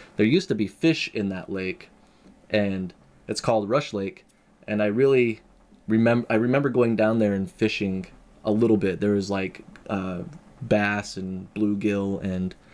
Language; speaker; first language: English; native; English